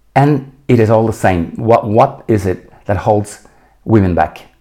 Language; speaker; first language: English; non-native, fluent; Norwegian